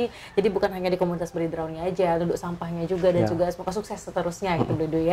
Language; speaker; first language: Indonesian; native; Indonesian